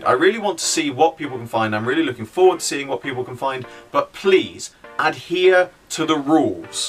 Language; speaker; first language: English; native; English